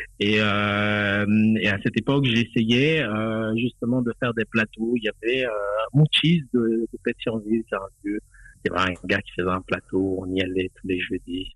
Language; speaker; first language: French; non-native, local second language; Haitian Creole